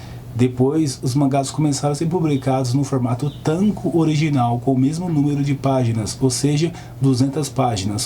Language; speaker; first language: Portuguese; native; Portuguese